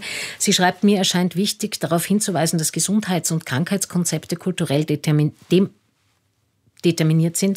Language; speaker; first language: German; native; German